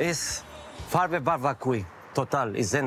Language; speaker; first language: German; non-native, learner; Spanish